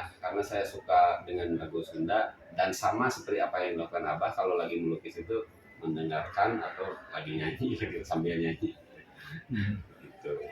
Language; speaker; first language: Indonesian; non-native, local second language; Sundanese